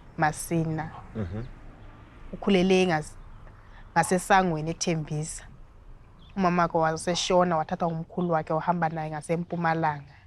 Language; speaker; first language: Zulu; native; Zulu